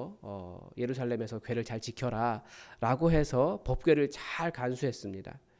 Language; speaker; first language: Korean; native; Korean